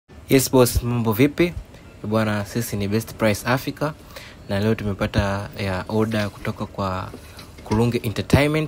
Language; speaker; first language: Swahili; native; Swahili